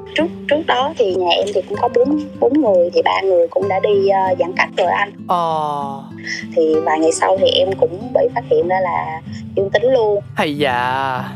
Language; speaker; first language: Vietnamese; native; Vietnamese